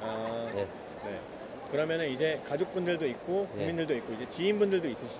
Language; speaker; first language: Korean; native; Korean